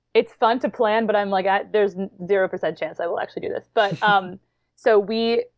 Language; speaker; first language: English; native; English